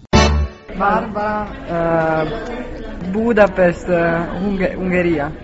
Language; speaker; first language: Spanish; non-native, learner; Italian